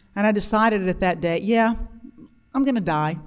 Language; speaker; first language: English; native; English